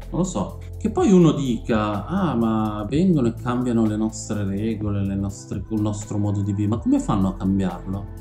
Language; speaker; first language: Italian; early bilingual, other home language; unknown